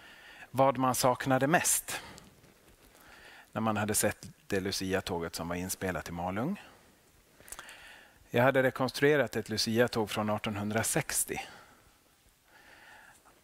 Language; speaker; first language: Swedish; non-native, local second language; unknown